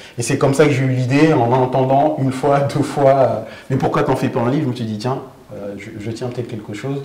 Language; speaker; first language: French; early bilingual, other home language; Fula